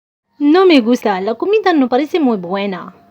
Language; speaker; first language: Spanish; non-native, learner; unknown